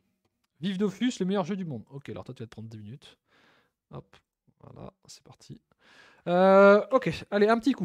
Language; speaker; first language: French; native; French